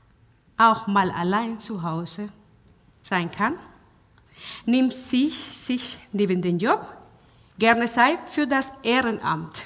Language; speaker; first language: German; non-native, fluent; Spanish